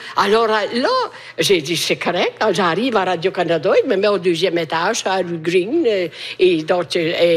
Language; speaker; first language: French; non-native, fluent; Italian